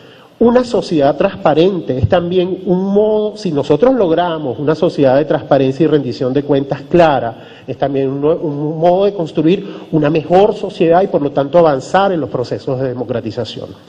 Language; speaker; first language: Spanish; native; Spanish